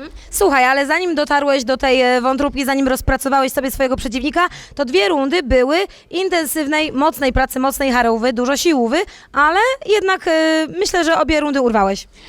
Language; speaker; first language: Polish; native; Polish